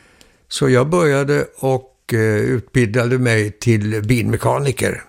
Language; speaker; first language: Swedish; early bilingual, heritage; Danish